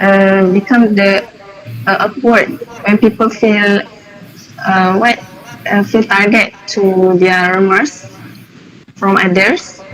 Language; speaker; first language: English; non-native, learner; Malay